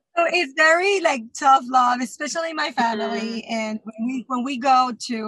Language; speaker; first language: English; non-native, fluent; Spanish